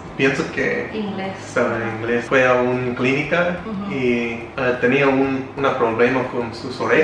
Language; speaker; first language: Spanish; non-native, learner; English